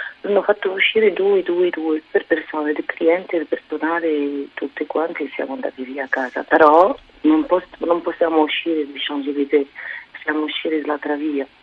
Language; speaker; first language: Italian; non-native, fluent; Arabic